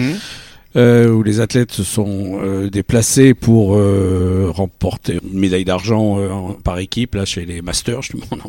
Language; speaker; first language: French; native; French